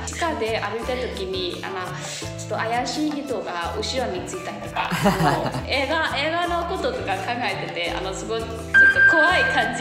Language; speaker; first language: Japanese; non-native, fluent; Burmese